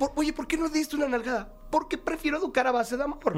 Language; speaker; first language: Spanish; native; Spanish